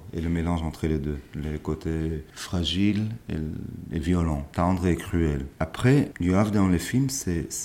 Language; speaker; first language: French; non-native, fluent; Hebrew